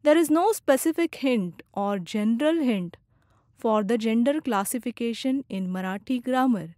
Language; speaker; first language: English; non-native, local second language; Marathi